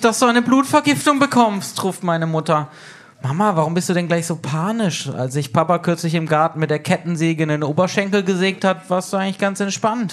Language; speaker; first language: German; native; German